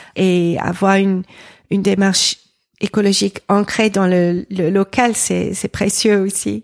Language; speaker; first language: French; non-native, fluent; English